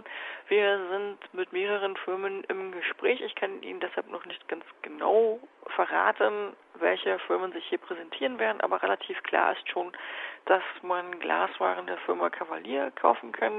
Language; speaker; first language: German; native; German